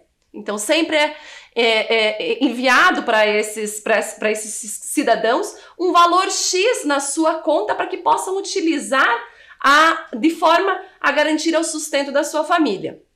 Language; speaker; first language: Portuguese; native; Portuguese